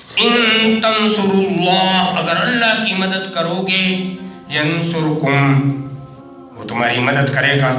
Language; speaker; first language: Urdu; non-native, local second language; Pashto